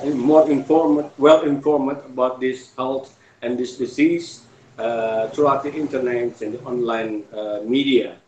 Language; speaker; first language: English; non-native, fluent; Indonesian